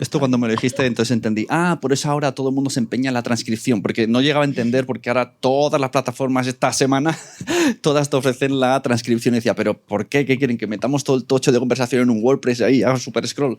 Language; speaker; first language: Spanish; native; Spanish